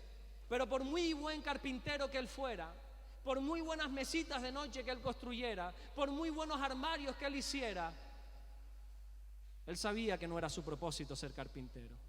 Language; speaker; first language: Spanish; native; Spanish